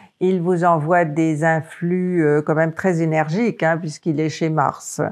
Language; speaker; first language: French; native; French